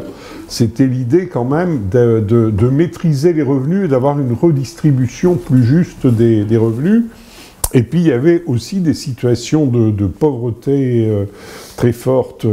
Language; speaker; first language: French; native; French